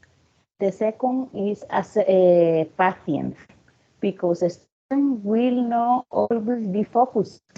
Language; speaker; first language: English; non-native, learner; Spanish